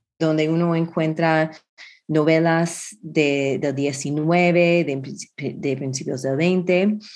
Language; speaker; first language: Spanish; non-native, fluent; English